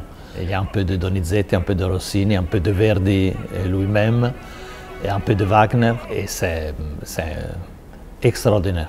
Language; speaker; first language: French; non-native, fluent; Italian